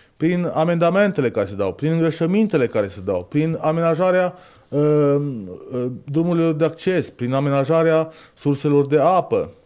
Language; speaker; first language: Romanian; native; Romanian